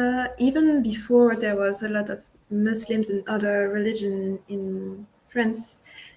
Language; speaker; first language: English; non-native, fluent; French